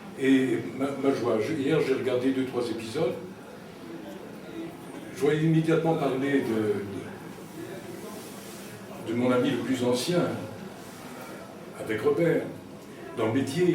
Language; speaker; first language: French; native; French